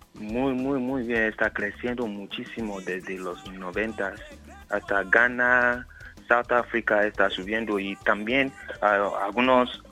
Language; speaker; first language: Spanish; non-native, learner; Yoruba